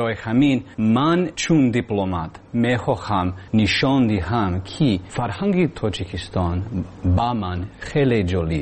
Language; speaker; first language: Persian; non-native, learner; English